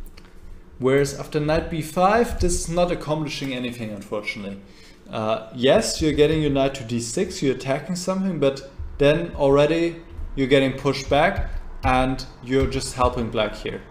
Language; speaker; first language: English; non-native, fluent; German